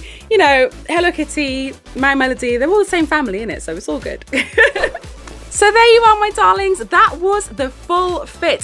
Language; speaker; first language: English; native; English